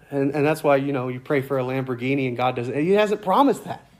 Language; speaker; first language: English; native; English